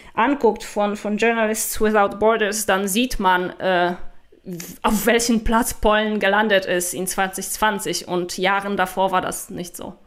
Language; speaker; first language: German; non-native, fluent; Polish